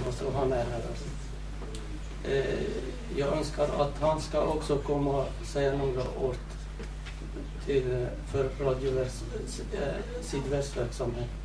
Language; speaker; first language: Swedish; non-native, fluent; Central Kurdish